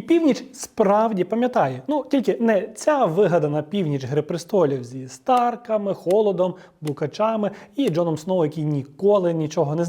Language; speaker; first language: Ukrainian; native; Ukrainian